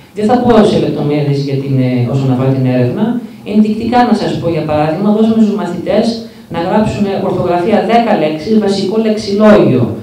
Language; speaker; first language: Greek; early bilingual, heritage; Greek